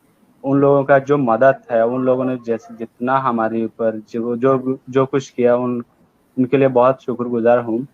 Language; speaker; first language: Hindi; non-native, learner; Rohingya